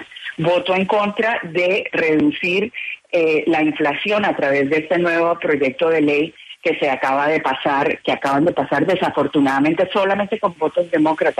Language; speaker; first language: Spanish; native; Spanish